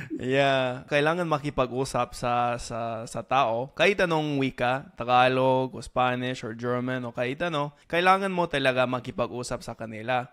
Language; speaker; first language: Filipino; non-native, fluent; English